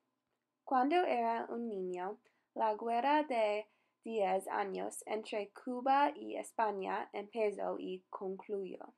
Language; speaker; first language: Spanish; non-native, learner; English